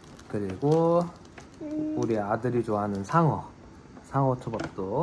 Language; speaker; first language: Korean; native; Korean